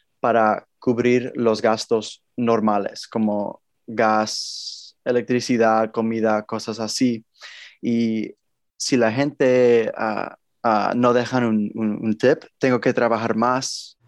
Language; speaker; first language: Spanish; early bilingual, heritage; Spanish